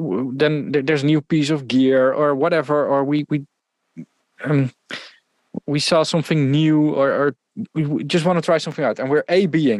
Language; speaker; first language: English; non-native, fluent; Dutch